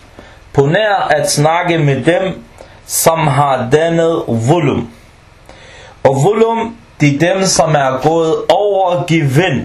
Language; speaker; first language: Danish; non-native, fluent; Arabic